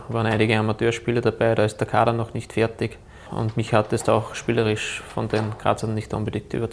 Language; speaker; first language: German; native; German